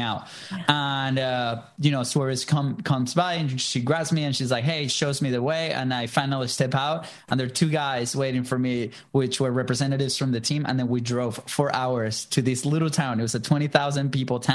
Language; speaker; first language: English; non-native, fluent; Spanish